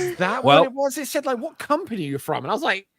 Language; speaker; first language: English; native; English